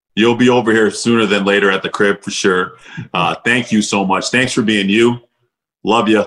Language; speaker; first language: English; native; English